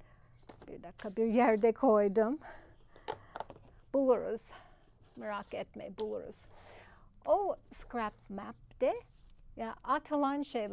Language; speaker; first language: Turkish; non-native, fluent; English